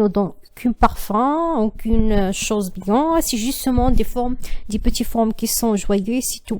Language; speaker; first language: French; non-native, learner; Arabic